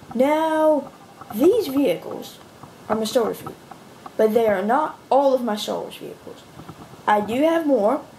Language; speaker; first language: English; native; English